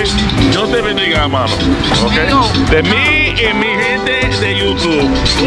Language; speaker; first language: Spanish; non-native, learner; English